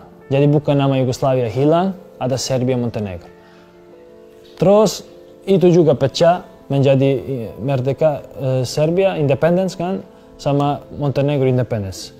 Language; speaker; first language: Indonesian; non-native, fluent; Serbian